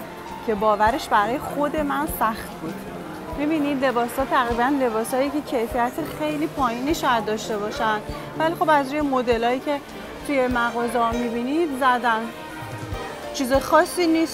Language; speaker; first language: Persian; native; Persian